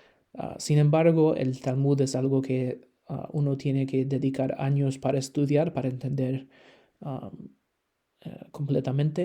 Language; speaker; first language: Spanish; non-native, fluent; English